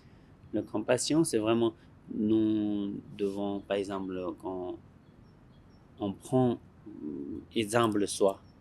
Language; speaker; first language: French; non-native, learner; Tibetan